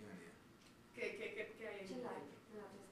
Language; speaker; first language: Spanish; native; Spanish